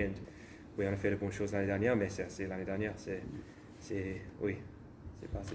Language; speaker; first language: French; non-native, learner; English